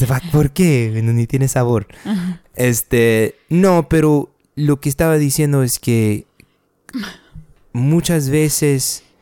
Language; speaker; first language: Spanish; early bilingual, other home language; English